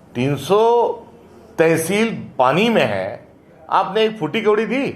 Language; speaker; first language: Hindi; non-native, local second language; Marathi